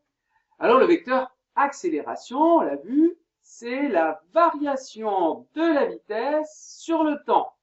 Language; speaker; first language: French; native; French